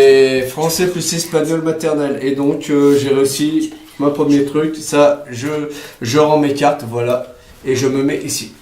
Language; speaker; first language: French; native; French